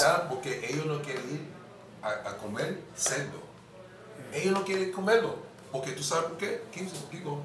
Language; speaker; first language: Spanish; non-native, fluent; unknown